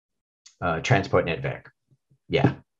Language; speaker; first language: Danish; non-native, learner; English